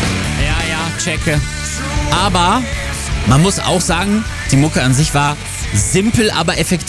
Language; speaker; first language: German; native; German